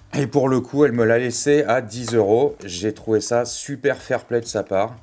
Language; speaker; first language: French; native; French